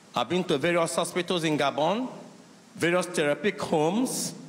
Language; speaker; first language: English; non-native, local second language; Igbo